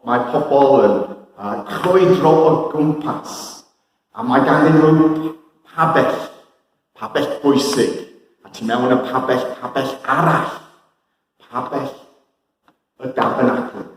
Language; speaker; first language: Welsh; non-native, fluent; English